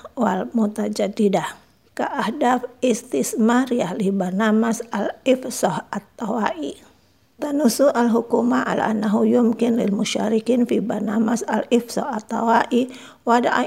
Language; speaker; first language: Arabic; non-native, fluent; Indonesian